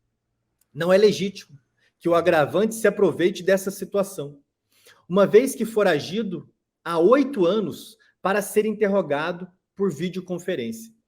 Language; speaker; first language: Portuguese; native; Portuguese